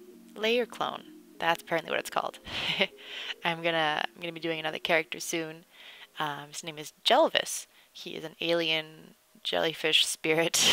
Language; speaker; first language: English; native; English